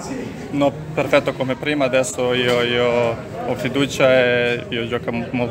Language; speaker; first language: Italian; non-native, learner; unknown